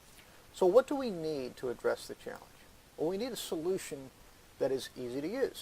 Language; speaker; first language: English; native; English